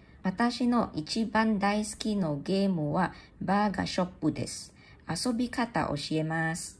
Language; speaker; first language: Japanese; non-native, learner; English